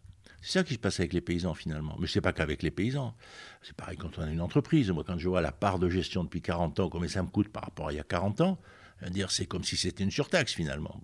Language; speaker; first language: French; native; French